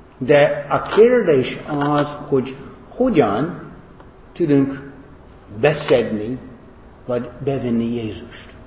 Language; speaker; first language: Hungarian; non-native, fluent; English